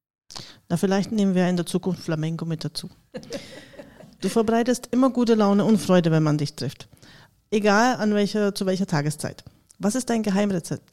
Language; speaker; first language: German; native; German